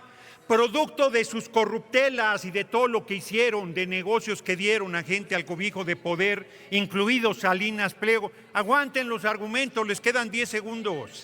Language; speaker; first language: Spanish; native; Spanish